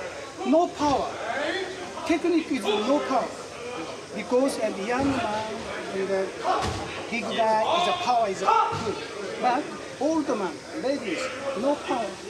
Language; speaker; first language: English; non-native, learner; Japanese